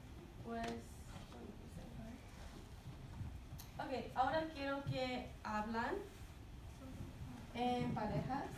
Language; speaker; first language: Spanish; non-native, fluent; English